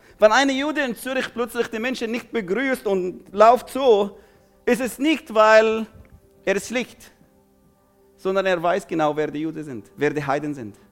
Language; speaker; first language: German; non-native, fluent; Arabic